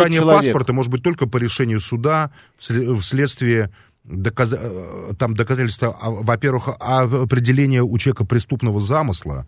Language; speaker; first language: Russian; native; Russian